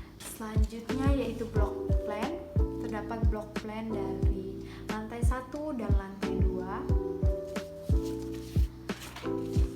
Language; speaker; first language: Indonesian; native; Indonesian